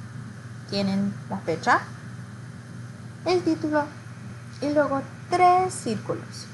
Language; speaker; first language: Spanish; early bilingual, heritage; Spanish